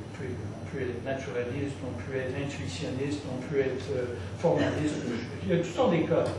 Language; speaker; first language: French; non-native, local second language; English